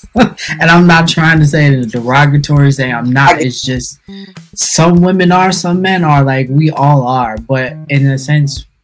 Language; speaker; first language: English; native; English